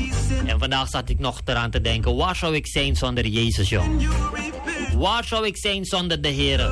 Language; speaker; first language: Dutch; native; Dutch